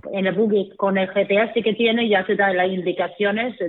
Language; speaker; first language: Spanish; non-native, fluent; Swedish